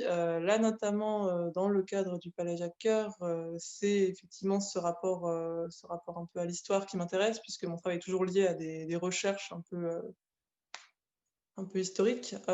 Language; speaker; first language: French; native; French